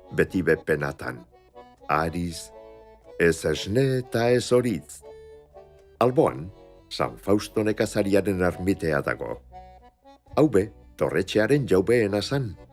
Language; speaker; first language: Basque; native; Basque